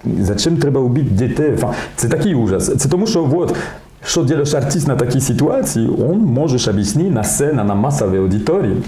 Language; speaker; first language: Ukrainian; non-native, learner; French